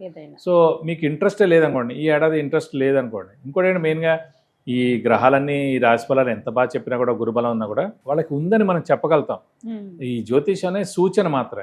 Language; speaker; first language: Telugu; native; Telugu